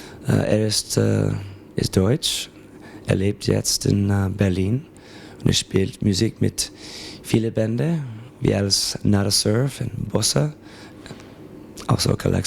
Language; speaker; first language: German; non-native, learner; English